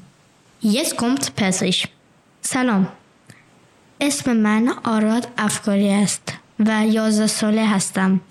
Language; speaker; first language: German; early bilingual, other home language; Persian